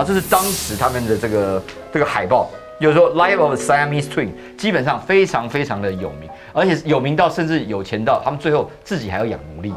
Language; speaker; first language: Chinese; native; Chinese